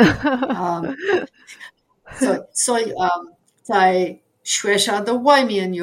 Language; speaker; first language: Chinese; non-native, fluent; English